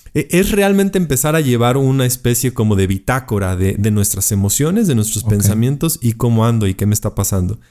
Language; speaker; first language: Spanish; native; Spanish